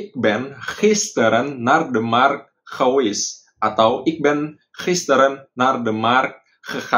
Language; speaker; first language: Dutch; non-native, fluent; Indonesian